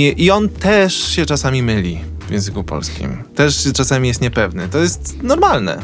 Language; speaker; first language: Polish; native; Polish